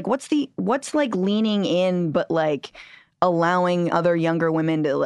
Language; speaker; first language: English; native; English